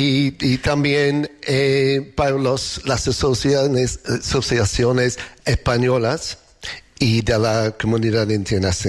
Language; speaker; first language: Spanish; non-native, fluent; English